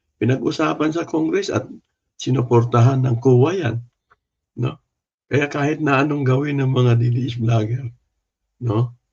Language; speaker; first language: Filipino; non-native, local second language; Cebuano